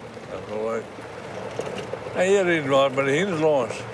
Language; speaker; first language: Dutch; non-native, local second language; Western Frisian